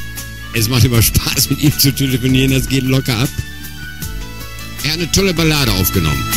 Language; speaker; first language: German; native; German